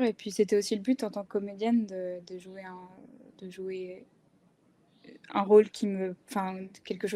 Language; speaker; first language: French; non-native, learner; Spanish